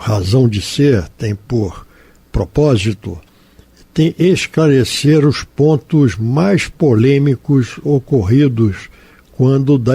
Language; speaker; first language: Portuguese; native; Portuguese